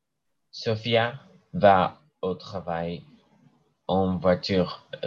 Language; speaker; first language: French; non-native, learner; English